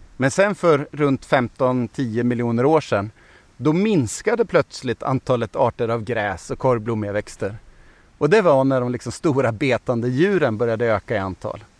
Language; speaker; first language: Swedish; native; Swedish